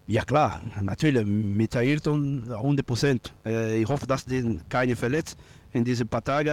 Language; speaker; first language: German; non-native, learner; Portuguese